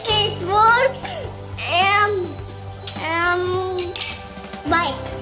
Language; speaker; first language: English; non-native, learner; Indonesian